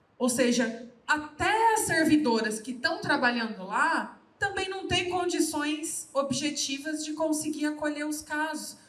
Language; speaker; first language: Portuguese; native; Portuguese